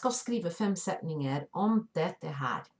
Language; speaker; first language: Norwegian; non-native, fluent; Spanish